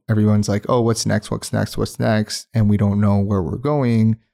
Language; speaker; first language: English; non-native, local second language; Urdu